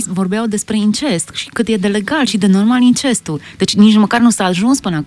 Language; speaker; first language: Romanian; native; Romanian